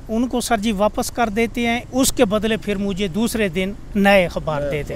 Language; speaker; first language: Urdu; non-native, fluent; Saraiki